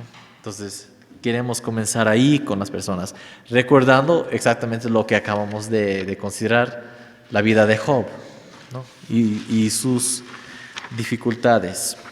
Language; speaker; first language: Spanish; non-native, fluent; English